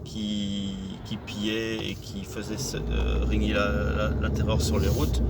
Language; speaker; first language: French; native; French